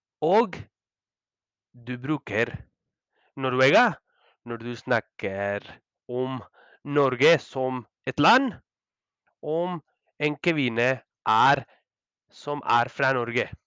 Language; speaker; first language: Norwegian; non-native, learner; Spanish